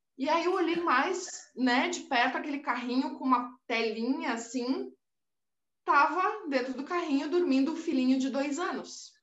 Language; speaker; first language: Portuguese; native; Portuguese